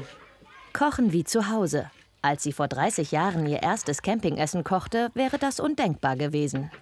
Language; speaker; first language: German; native; German